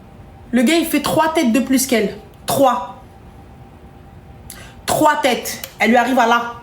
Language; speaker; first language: French; native; French